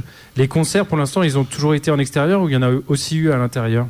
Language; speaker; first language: French; native; French